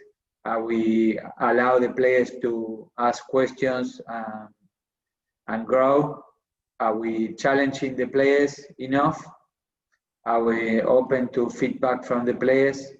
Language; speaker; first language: English; non-native, fluent; Spanish